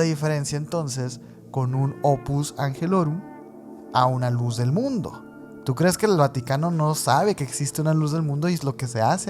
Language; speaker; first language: Spanish; native; Spanish